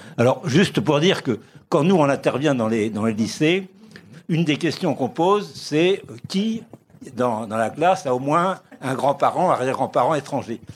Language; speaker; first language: French; native; French